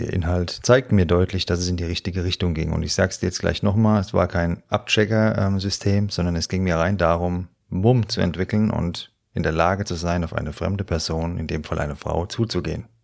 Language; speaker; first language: German; native; German